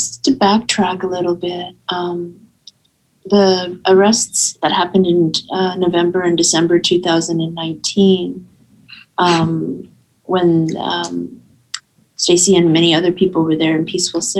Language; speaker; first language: English; native; English